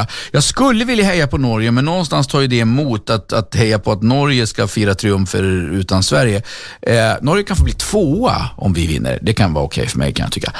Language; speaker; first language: Swedish; native; Swedish